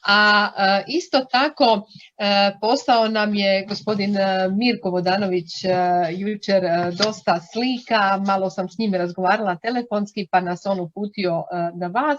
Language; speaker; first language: Croatian; native; Croatian